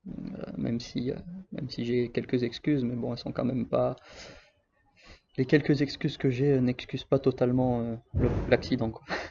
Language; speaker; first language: French; native; French